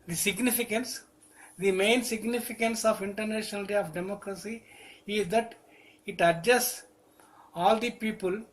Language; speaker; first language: English; non-native, local second language; Telugu